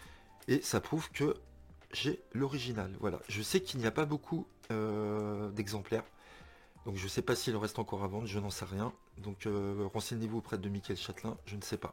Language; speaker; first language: French; native; French